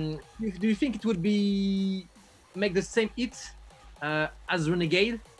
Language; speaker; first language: English; non-native, learner; French